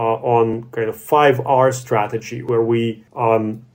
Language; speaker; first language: English; non-native, fluent; Latvian